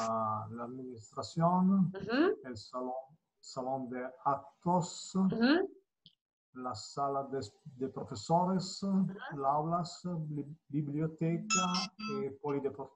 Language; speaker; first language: Spanish; non-native, learner; Italian